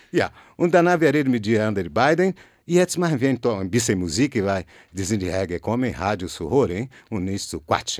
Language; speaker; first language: German; non-native, learner; Portuguese